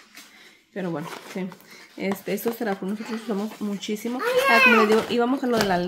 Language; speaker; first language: Spanish; native; Spanish